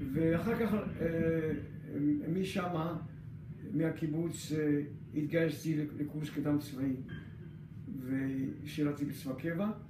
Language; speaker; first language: Hebrew; early bilingual, other home language; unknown